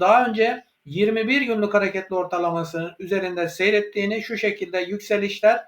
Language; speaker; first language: Turkish; native; Turkish